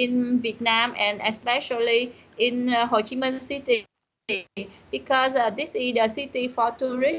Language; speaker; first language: English; non-native, learner; Vietnamese